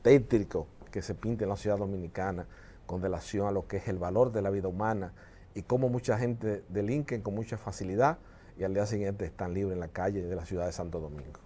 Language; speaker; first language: Spanish; native; Spanish